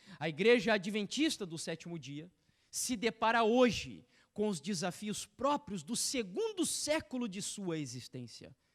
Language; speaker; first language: Portuguese; native; Portuguese